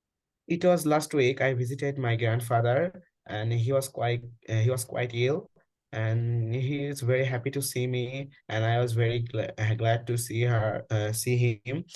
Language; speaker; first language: English; non-native, learner; Bangla